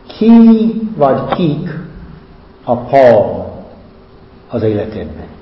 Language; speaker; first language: Hungarian; non-native, fluent; English